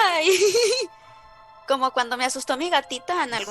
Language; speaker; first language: Spanish; native; Spanish